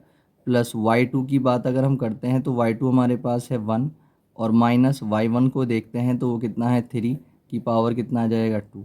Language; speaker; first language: Hindi; native; Hindi